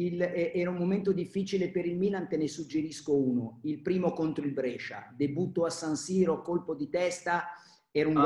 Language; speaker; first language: Italian; native; Italian